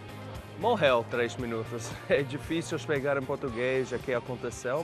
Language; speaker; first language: Portuguese; early bilingual, heritage; Portuguese